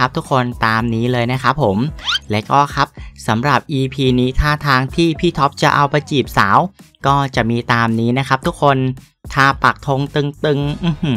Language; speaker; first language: Thai; native; Thai